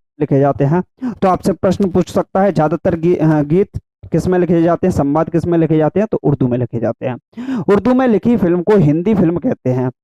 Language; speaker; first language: Hindi; native; Hindi